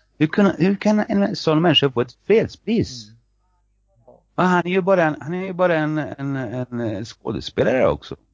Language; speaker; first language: Swedish; non-native, fluent; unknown